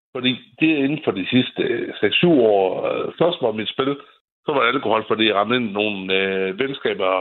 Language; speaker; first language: Danish; native; Danish